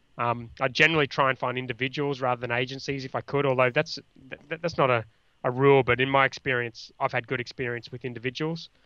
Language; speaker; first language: English; native; English